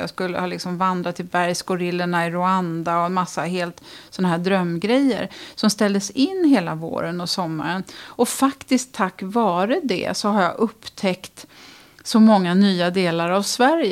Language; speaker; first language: Swedish; native; Swedish